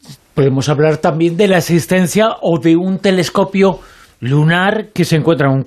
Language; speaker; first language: Spanish; native; Spanish